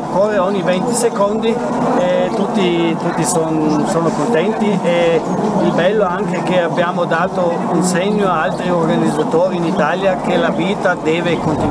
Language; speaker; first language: Italian; non-native, local second language; German